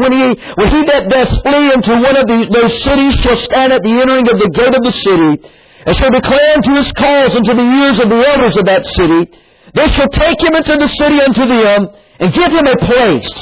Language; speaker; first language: English; native; English